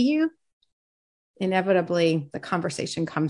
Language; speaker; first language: English; native; English